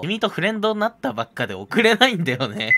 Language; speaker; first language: Japanese; native; Japanese